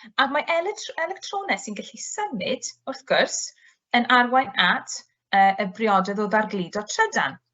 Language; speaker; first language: Welsh; native; Welsh